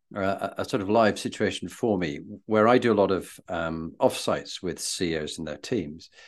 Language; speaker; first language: English; native; English